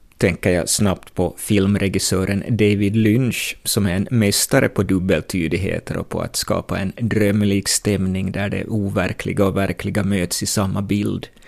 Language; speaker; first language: Swedish; native; Swedish